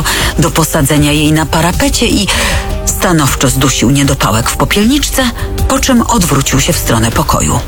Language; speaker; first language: Polish; native; Polish